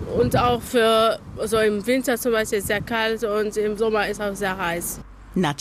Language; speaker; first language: German; non-native, learner; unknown